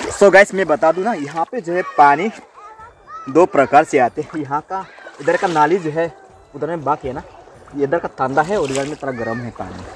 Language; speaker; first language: Hindi; native; Hindi